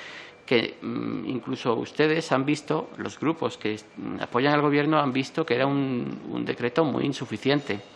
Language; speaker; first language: Spanish; native; Spanish